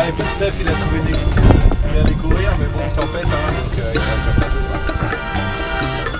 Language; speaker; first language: French; native; French